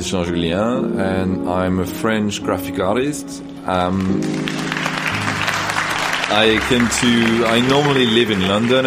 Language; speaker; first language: English; non-native, fluent; French